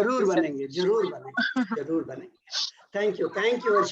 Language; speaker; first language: Hindi; native; Hindi